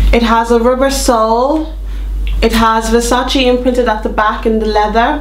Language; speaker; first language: English; native; English